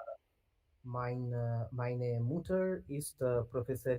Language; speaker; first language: German; non-native, learner; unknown